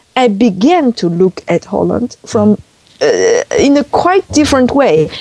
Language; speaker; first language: English; non-native, fluent; Chinese